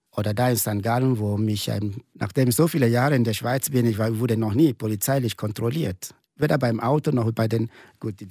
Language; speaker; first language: German; non-native, fluent; Igbo